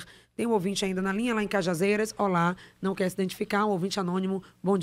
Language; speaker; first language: Portuguese; native; Portuguese